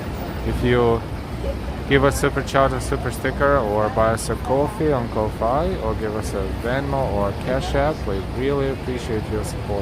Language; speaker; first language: English; non-native, fluent; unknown